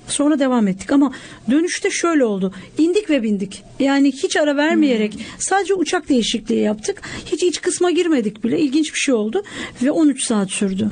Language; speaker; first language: Turkish; native; Turkish